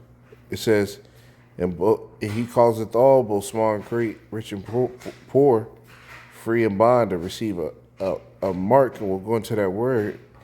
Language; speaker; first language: English; native; English